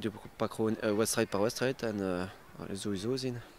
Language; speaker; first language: Dutch; non-native, learner; French